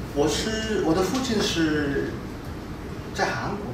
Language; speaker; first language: Chinese; non-native, fluent; Korean